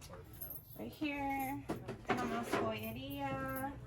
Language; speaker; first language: Spanish; early bilingual, heritage; Spanish